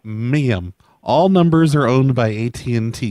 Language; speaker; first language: English; native; English